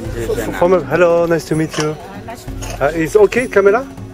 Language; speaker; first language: English; non-native, learner; French